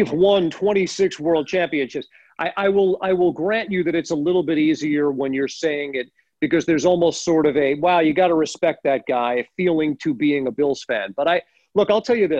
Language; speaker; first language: English; native; English